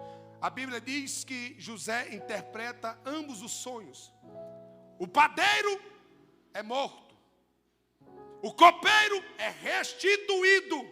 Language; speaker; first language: Portuguese; native; Portuguese